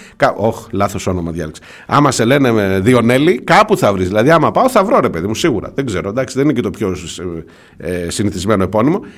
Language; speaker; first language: Greek; native; Greek